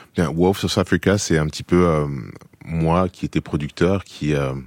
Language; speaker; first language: French; native; French